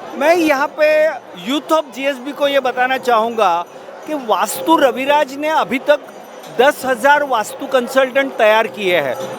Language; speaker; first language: Hindi; non-native, local second language; Marathi